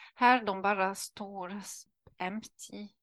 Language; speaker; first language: Swedish; non-native, learner; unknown